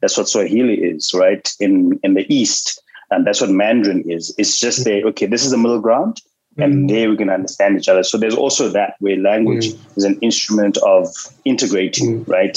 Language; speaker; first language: English; non-native, local second language; Xhosa